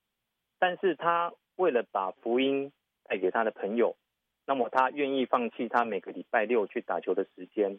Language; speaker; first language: Chinese; native; Chinese